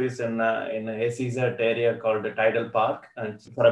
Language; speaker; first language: English; non-native, local second language; Tamil